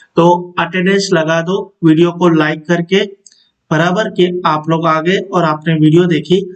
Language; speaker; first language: Hindi; non-native, local second language; Gujarati